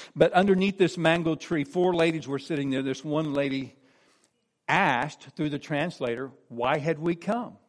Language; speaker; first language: English; native; English